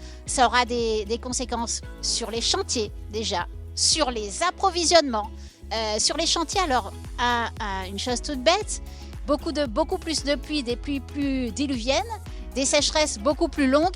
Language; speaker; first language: French; native; French